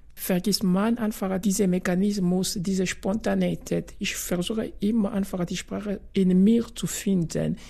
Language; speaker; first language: German; non-native, fluent; Luba-Lulua